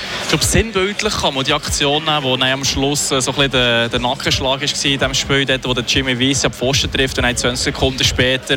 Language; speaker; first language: German; native; German